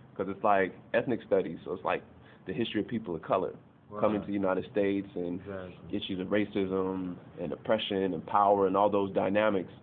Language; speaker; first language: English; native; English